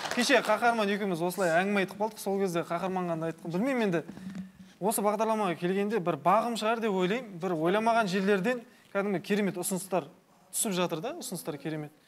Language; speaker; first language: Kazakh; native; Kazakh